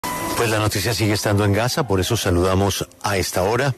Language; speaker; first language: Spanish; native; Spanish